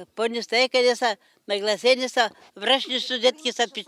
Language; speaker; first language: Bulgarian; native; Bulgarian